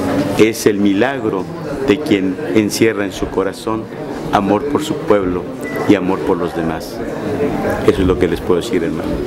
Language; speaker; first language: Spanish; native; Spanish